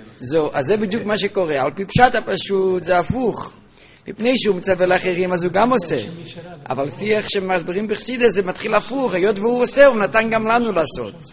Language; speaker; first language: Hebrew; non-native, local second language; Yiddish